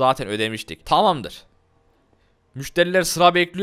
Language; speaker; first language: Turkish; native; Turkish